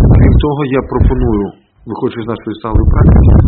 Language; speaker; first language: Ukrainian; non-native, local second language; Russian